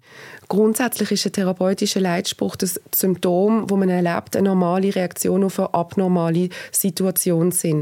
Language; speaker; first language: German; native; German